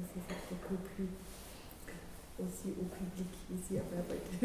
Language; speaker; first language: French; non-native, fluent; German